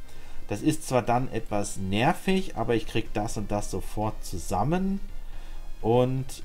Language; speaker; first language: German; native; German